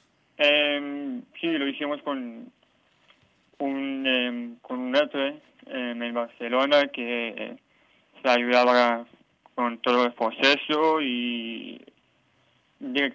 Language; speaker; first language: Spanish; non-native, learner; Hebrew